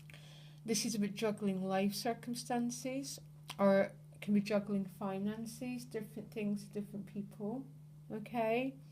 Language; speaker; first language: English; native; English